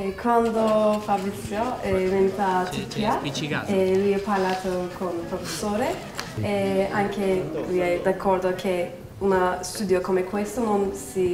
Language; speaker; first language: Italian; non-native, learner; Turkish